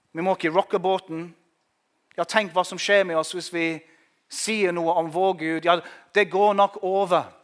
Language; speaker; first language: Norwegian; non-native, fluent; English